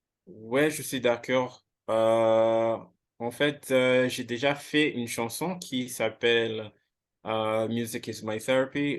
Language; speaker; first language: French; non-native, fluent; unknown